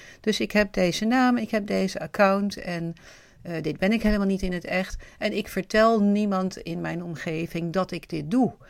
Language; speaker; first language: Dutch; native; Dutch